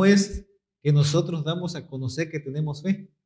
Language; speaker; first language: Spanish; native; Spanish